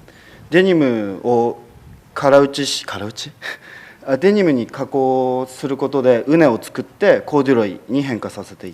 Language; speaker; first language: Japanese; native; Japanese